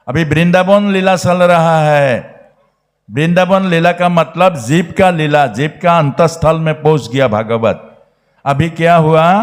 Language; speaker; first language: Hindi; non-native, local second language; Bangla